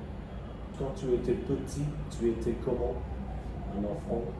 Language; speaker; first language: French; non-native, fluent; Bangla